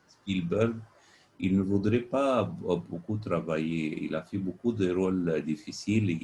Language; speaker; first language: French; non-native, fluent; Arabic